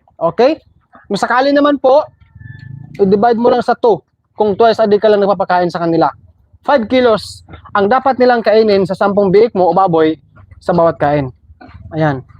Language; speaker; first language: Filipino; non-native, local second language; Cebuano